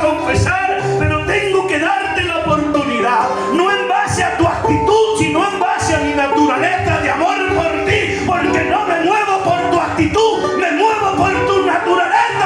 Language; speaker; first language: Spanish; native; Spanish